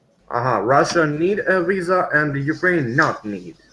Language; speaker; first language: English; non-native, learner; Russian